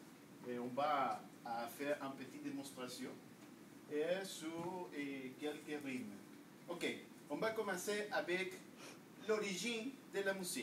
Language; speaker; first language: French; non-native, learner; Spanish